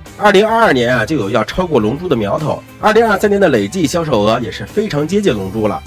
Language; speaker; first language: Chinese; native; Chinese